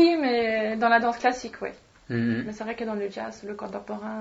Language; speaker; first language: French; non-native, fluent; Swedish